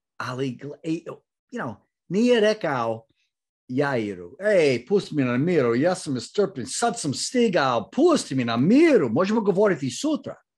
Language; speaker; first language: Croatian; early bilingual, heritage; Croatian